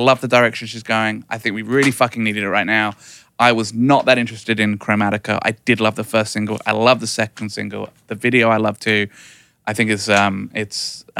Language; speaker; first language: English; native; English